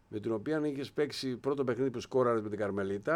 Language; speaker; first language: Greek; native; Greek